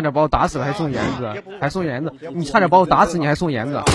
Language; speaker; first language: Chinese; native; Chinese